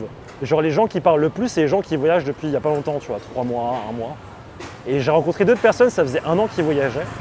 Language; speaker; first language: French; native; French